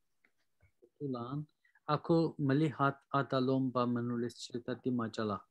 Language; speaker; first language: Indonesian; non-native, learner; Turkish